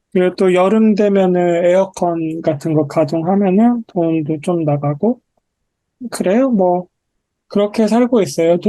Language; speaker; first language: Korean; native; Korean